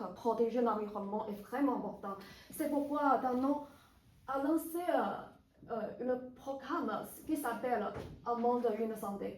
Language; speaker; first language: French; non-native, learner; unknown